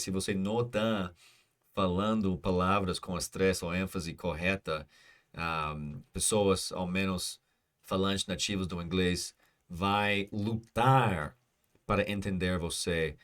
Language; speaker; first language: Portuguese; non-native, learner; English